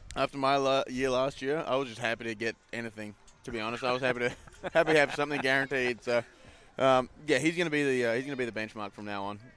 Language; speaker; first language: English; native; English